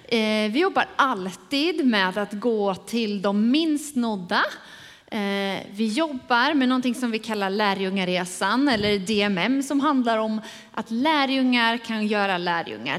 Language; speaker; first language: Swedish; native; Swedish